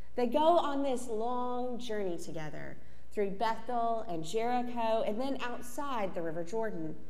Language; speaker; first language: English; native; English